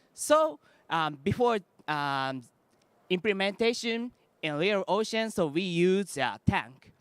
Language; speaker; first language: English; non-native, learner; Japanese